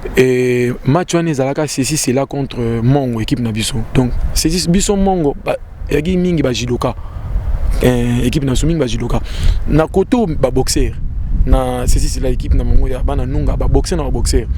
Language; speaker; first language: Lingala; native; Lingala